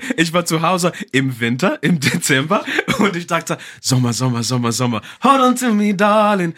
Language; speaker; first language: German; non-native, learner; English